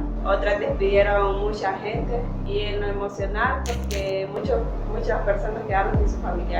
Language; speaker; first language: Spanish; native; Spanish